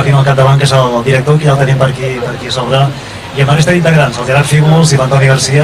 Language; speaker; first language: Catalan; native; Catalan